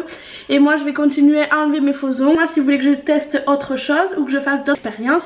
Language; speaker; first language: French; native; French